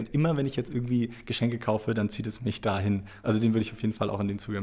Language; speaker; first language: German; native; German